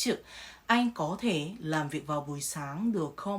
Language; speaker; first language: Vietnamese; non-native, fluent; Korean